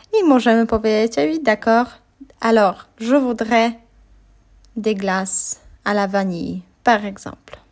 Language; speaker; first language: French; non-native, fluent; Polish